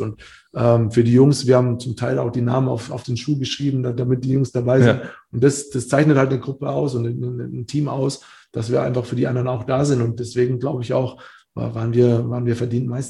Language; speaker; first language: German; native; German